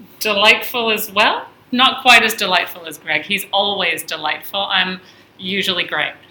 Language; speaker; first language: English; early bilingual, heritage; English